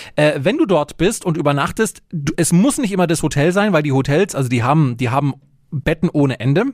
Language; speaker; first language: German; native; German